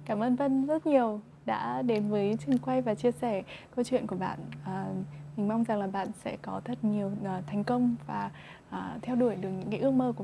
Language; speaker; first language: Vietnamese; native; Vietnamese